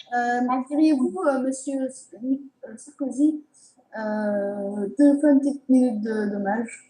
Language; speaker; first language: French; native; French